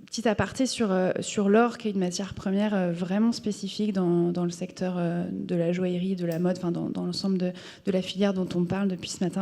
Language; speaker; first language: French; native; French